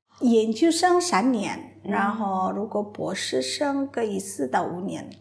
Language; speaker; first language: Chinese; non-native, fluent; Indonesian